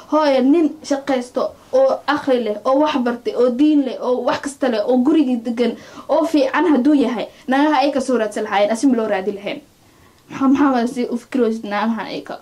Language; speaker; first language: Somali; early bilingual, heritage; Somali